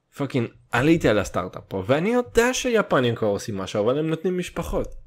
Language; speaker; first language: Hebrew; early bilingual, other home language; Russian